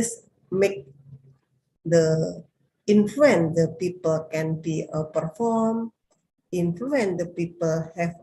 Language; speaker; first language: English; non-native, learner; Indonesian